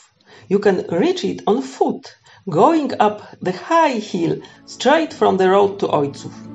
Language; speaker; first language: English; non-native, fluent; Polish